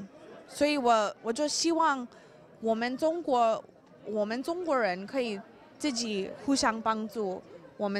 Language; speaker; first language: Chinese; early bilingual, heritage; English